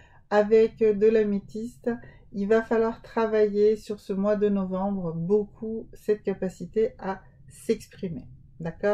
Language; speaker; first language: French; native; French